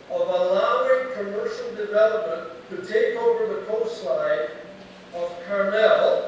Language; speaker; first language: English; native; English